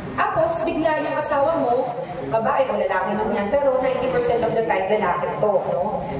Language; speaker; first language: Filipino; native; Filipino